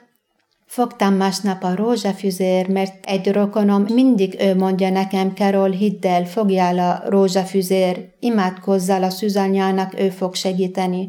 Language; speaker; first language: Hungarian; non-native, fluent; Arabic